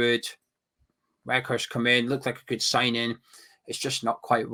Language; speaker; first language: English; native; English